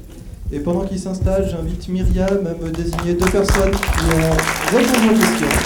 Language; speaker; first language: French; native; French